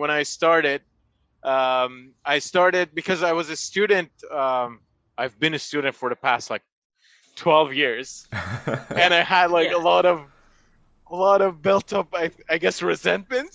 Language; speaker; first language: English; non-native, fluent; Persian